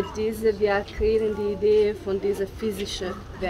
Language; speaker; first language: German; non-native, learner; Bosnian